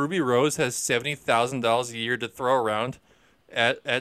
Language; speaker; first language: English; native; English